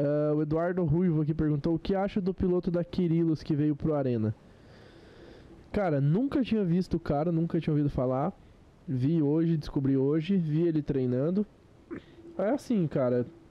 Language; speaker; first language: Portuguese; native; Portuguese